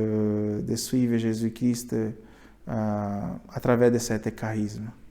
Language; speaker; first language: French; non-native, learner; Portuguese